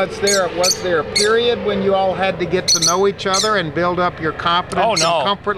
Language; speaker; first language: English; native; English